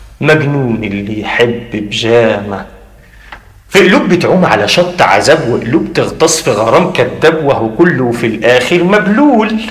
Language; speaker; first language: Arabic; native; Arabic